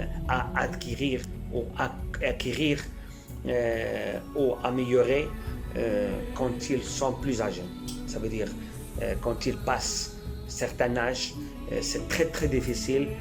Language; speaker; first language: French; non-native, fluent; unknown